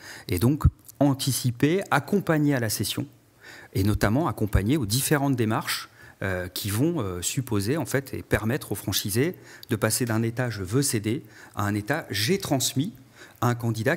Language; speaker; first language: French; native; French